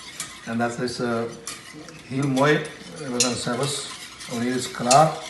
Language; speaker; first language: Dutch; non-native, learner; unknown